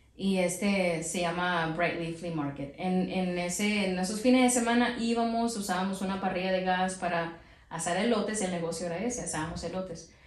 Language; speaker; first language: Spanish; early bilingual, heritage; Spanish